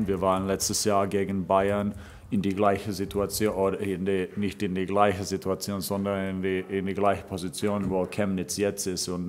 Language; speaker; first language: German; non-native, fluent; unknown